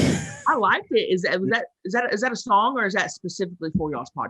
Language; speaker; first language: English; native; English